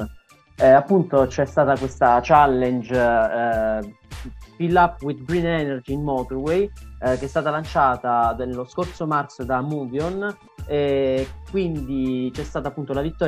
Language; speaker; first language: Italian; native; Italian